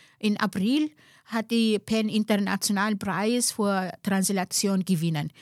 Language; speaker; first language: German; non-native, fluent; Arabic